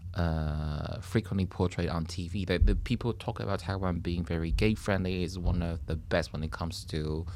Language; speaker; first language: English; non-native, fluent; Chinese